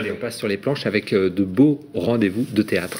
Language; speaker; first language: French; native; French